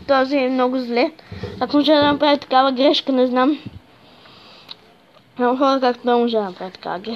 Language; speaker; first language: Bulgarian; native; Bulgarian